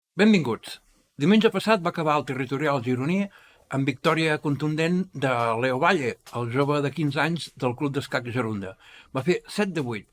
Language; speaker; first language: Catalan; native; Catalan